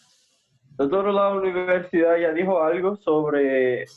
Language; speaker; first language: Spanish; non-native, fluent; Portuguese